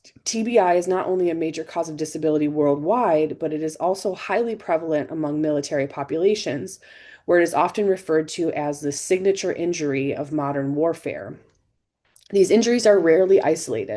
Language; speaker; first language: English; native; English